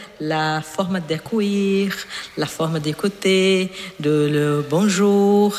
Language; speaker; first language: French; non-native, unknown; Portuguese